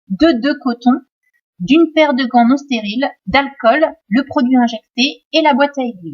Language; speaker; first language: French; native; French